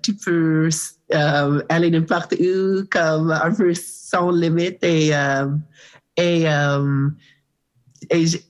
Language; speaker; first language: French; non-native, learner; English